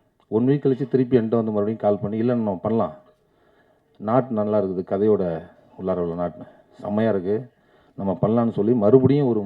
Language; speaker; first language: Tamil; native; Tamil